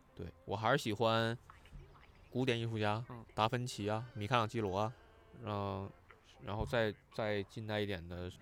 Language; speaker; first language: Chinese; non-native, local second language; Cantonese